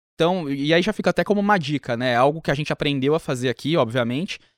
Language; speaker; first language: Portuguese; native; Portuguese